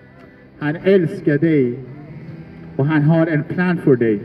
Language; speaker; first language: Swedish; non-native, learner; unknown